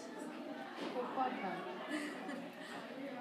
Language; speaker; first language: French; non-native, learner; English